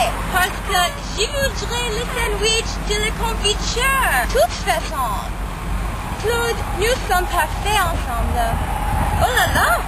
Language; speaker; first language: French; non-native, learner; English